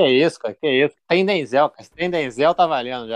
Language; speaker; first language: Portuguese; native; Portuguese